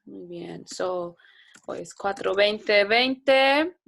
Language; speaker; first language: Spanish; non-native, fluent; English